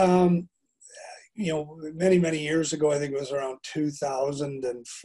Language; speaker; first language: English; native; English